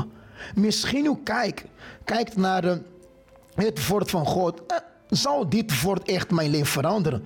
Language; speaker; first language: Dutch; non-native, fluent; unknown